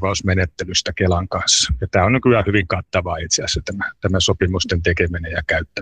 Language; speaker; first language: Finnish; native; Finnish